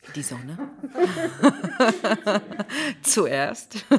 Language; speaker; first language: German; non-native, fluent; Hebrew